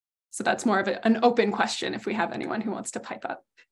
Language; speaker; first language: English; native; English